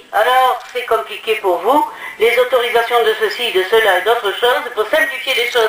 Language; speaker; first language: French; native; French